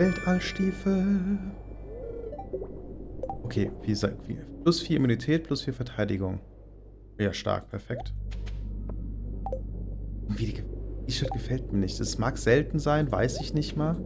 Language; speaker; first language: German; native; German